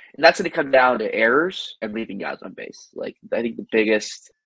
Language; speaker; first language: English; native; English